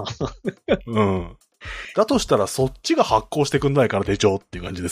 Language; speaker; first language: Japanese; native; Japanese